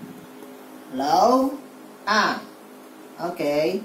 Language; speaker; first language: English; non-native, local second language; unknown